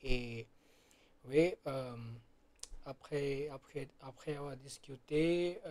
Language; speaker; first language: French; non-native, learner; Gujarati